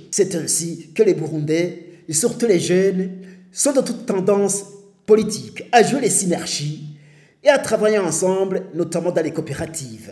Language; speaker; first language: French; non-native, local second language; Rundi